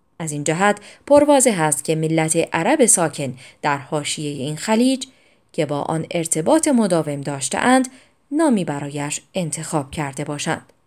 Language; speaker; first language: Persian; non-native, local second language; Azerbaijani